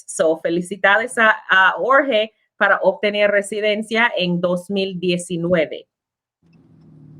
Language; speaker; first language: Spanish; non-native, learner; English